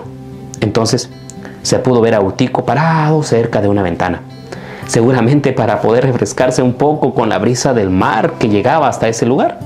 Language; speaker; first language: Spanish; native; Spanish